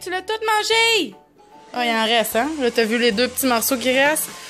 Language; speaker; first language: French; native; French